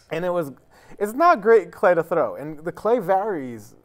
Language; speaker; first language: English; native; English